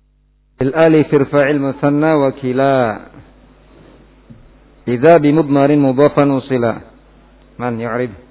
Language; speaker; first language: Arabic; non-native, fluent; Indonesian